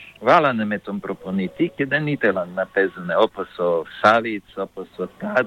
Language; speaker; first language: Greek; non-native, fluent; Serbian